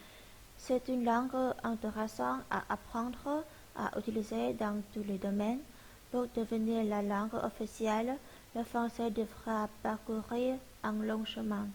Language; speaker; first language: French; non-native, learner; Vietnamese